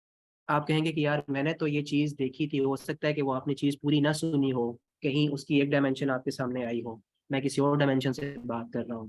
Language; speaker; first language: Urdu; non-native, local second language; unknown